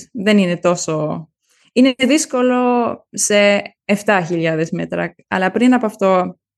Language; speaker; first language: Greek; early bilingual, heritage; German